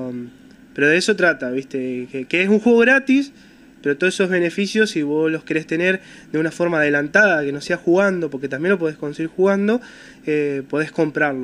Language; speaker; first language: Spanish; native; Spanish